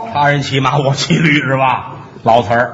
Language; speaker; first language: Chinese; native; Chinese